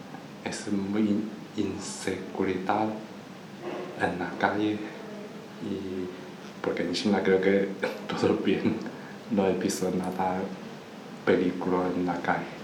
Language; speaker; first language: Spanish; non-native, learner; Chinese